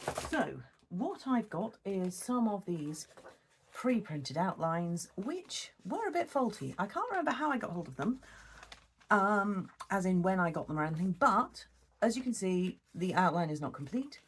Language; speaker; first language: English; native; English